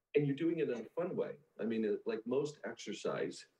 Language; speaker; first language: English; native; English